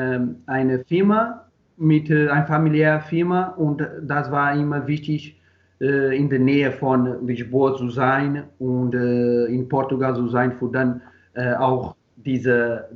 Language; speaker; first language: German; non-native, learner; Portuguese